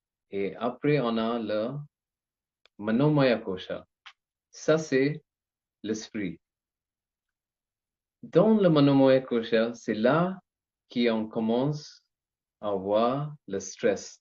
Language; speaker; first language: French; non-native, learner; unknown